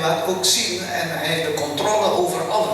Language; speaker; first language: Dutch; early bilingual, other home language; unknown